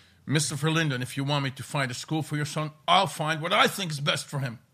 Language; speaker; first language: English; non-native, fluent; Dutch